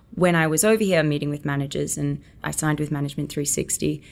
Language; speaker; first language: English; native; English